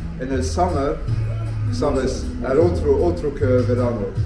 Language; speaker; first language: Spanish; non-native, learner; Luxembourgish